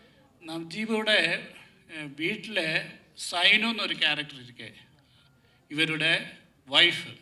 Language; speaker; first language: Tamil; non-native, learner; Malayalam